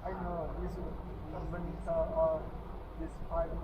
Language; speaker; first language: English; non-native, learner; Nepali